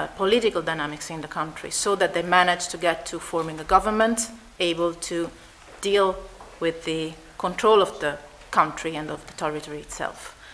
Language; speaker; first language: English; non-native, fluent; Italian